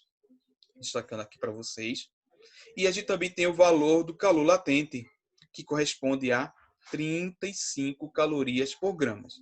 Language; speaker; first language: Portuguese; native; Portuguese